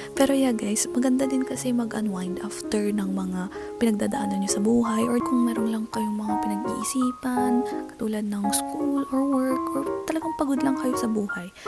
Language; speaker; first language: Filipino; non-native, local second language; Iloko